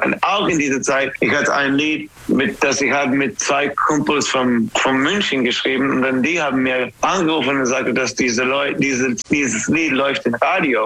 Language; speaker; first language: German; non-native, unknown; English